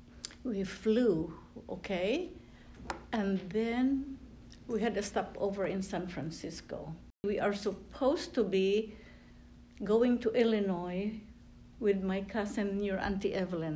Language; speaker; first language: English; non-native, local second language; Filipino